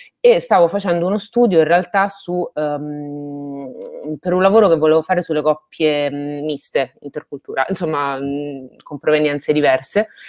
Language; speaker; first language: Italian; native; Italian